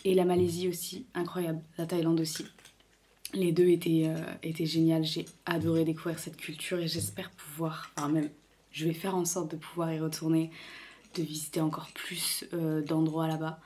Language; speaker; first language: French; native; French